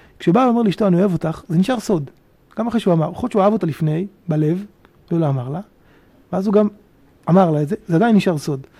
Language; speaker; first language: Hebrew; native; Hebrew